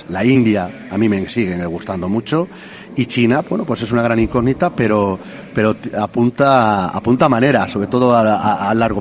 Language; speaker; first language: Spanish; native; Spanish